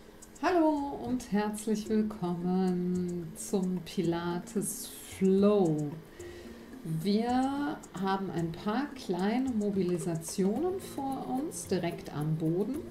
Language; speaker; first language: German; native; German